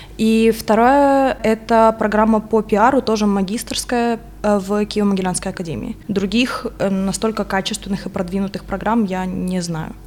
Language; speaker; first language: Russian; non-native, local second language; Ukrainian